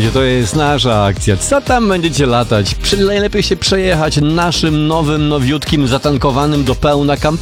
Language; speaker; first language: Polish; native; Polish